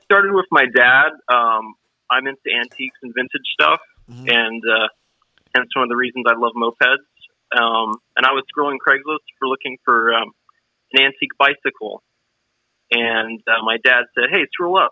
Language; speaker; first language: English; native; English